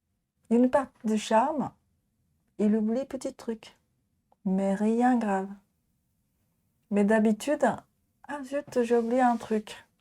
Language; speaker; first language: French; non-native, fluent; Japanese